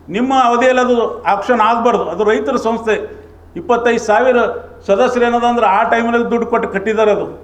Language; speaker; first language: Kannada; native; Kannada